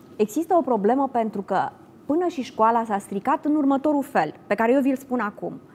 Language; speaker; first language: Romanian; native; Romanian